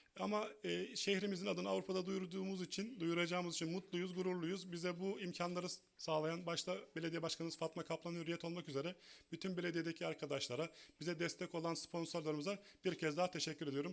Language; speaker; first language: Turkish; native; Turkish